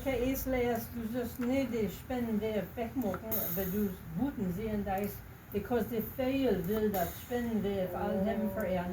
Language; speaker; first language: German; early bilingual, heritage; Low German